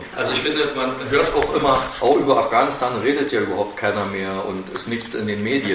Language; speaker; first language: German; native; German